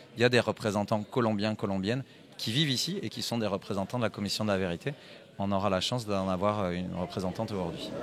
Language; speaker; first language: French; native; French